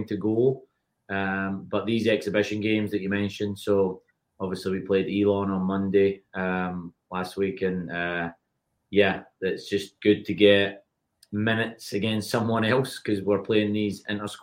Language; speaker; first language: English; native; English